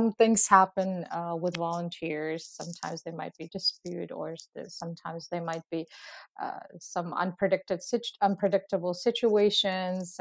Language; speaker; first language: English; non-native, fluent; Uzbek